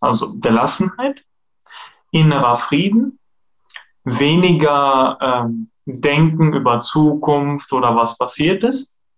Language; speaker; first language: German; non-native, fluent; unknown